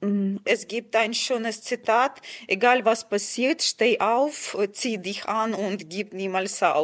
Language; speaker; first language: German; non-native, fluent; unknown